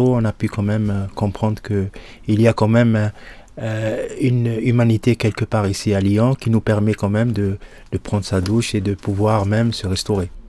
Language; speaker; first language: French; non-native, local second language; Arabic